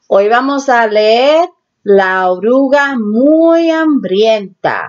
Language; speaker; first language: Spanish; early bilingual, heritage; Spanish